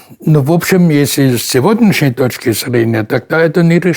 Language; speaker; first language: Russian; non-native, fluent; German